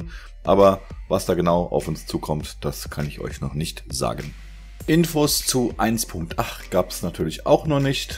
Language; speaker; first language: German; native; German